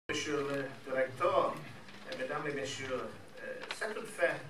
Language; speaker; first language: French; non-native, learner; English